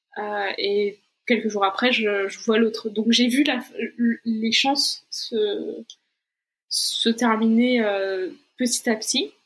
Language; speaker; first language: French; non-native, fluent; Portuguese